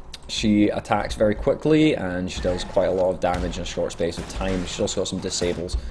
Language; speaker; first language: English; native; English